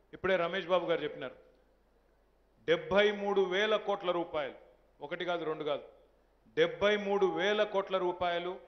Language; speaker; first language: Telugu; native; Telugu